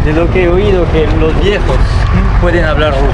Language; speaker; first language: Spanish; non-native, learner; Turkish